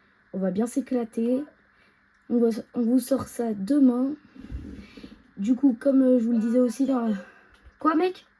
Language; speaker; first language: French; native; French